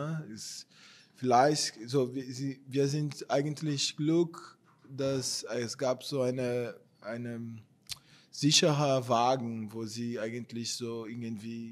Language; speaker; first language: German; non-native, fluent; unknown